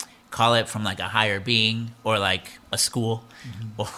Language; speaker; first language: English; early bilingual, other home language; Spanish